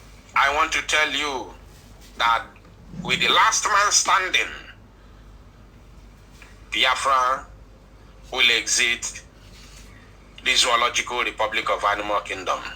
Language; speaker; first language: English; non-native, local second language; Igbo